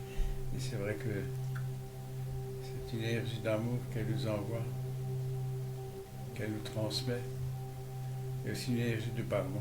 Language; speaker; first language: French; native; French